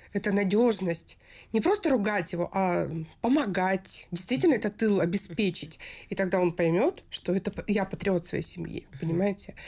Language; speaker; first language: Russian; native; Russian